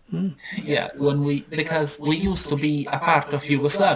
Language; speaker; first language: English; non-native, fluent; Serbian